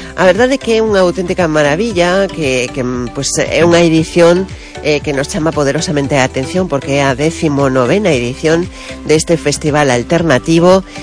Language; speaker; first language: Galician; non-native, local second language; Spanish